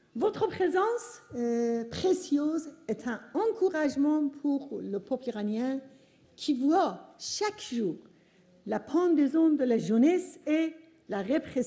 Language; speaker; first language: French; non-native, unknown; Persian